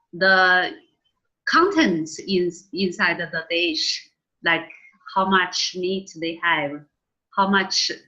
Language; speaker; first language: English; non-native, learner; Chinese